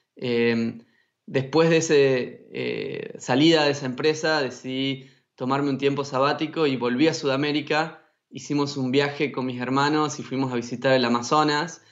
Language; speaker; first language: Spanish; native; Spanish